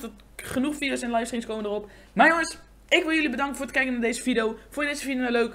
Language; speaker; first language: Dutch; native; Dutch